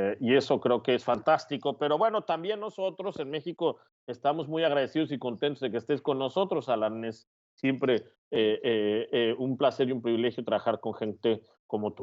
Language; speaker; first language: Spanish; native; Spanish